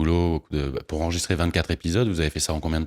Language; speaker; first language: French; native; French